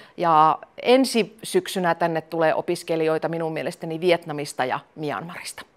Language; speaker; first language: Finnish; native; Finnish